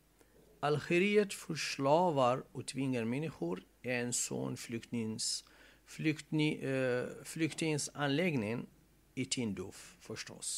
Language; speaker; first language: Swedish; non-native, fluent; Arabic